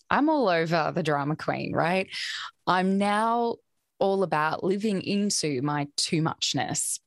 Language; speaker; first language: English; native; English